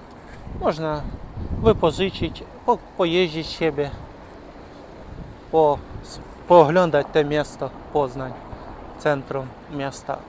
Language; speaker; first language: Polish; non-native, learner; Ukrainian